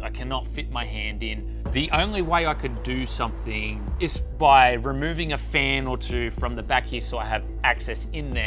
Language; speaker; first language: English; native; English